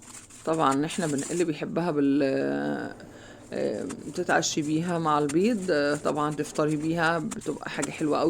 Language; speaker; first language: Arabic; native; Arabic